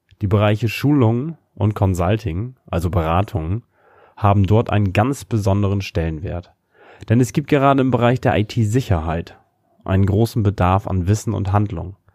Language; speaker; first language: German; native; German